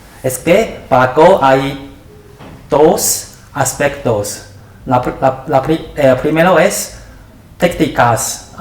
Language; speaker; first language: Spanish; non-native, learner; Chinese